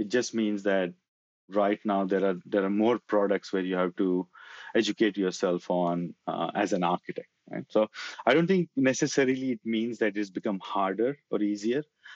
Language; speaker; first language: English; non-native, local second language; Marathi